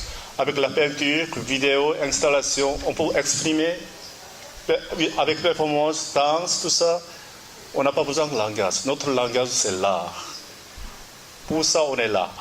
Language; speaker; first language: French; non-native, learner; Korean